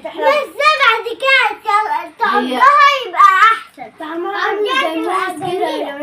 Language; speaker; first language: Arabic; native; Arabic